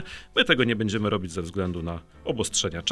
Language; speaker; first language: Polish; native; Polish